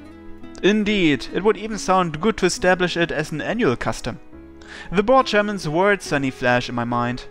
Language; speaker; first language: English; native; English